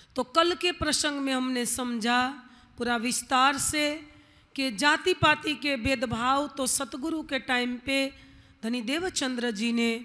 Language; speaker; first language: Hindi; non-native, local second language; Gujarati